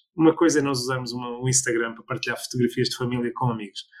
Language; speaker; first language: Portuguese; early bilingual, other home language; English